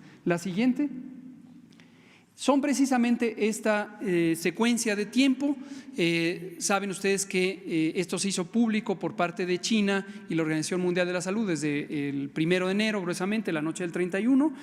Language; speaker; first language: Spanish; native; Spanish